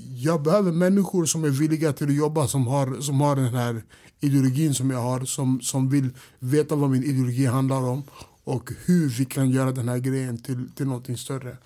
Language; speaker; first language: Swedish; early bilingual, other home language; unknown